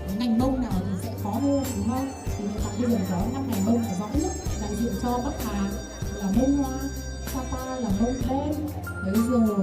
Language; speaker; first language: Vietnamese; non-native, local second language; Hmong